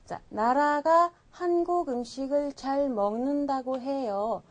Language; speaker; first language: Korean; non-native, fluent; Mongolian